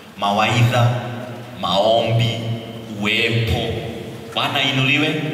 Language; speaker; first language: Swahili; non-native, local second language; Kikuyu